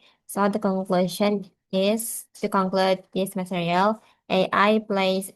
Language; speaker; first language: English; non-native, learner; Indonesian